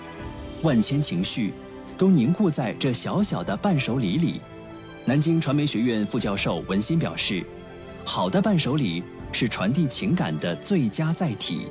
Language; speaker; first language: Chinese; native; Chinese